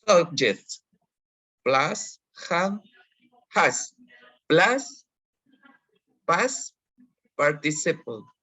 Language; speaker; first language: English; non-native, learner; Spanish